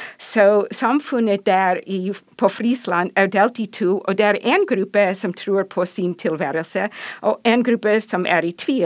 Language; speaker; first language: Norwegian; non-native, fluent; English